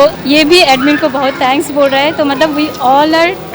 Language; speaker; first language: Hindi; non-native, local second language; Bangla